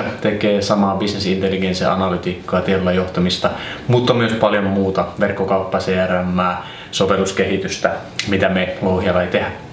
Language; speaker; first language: Finnish; native; Finnish